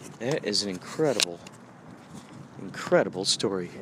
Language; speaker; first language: English; native; English